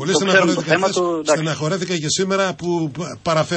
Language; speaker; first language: Greek; native; Greek